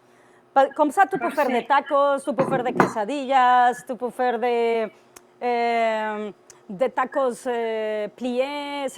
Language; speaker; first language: French; non-native, learner; Spanish